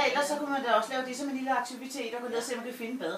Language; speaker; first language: Danish; native; Danish